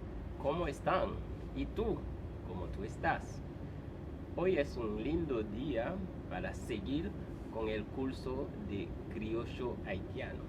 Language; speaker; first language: Spanish; non-native, fluent; Haitian Creole